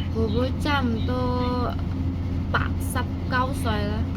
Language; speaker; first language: Cantonese; non-native, learner; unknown